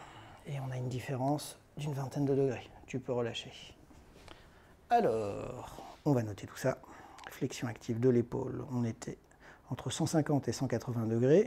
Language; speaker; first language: French; native; French